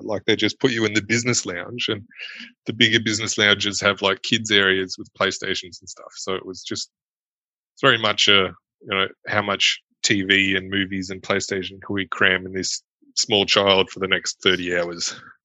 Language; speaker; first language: English; early bilingual, other home language; German